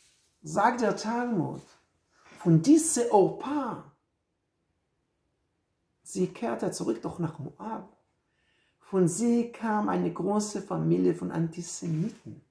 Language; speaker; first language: German; non-native, fluent; Hebrew